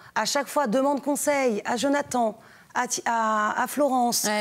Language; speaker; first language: French; native; French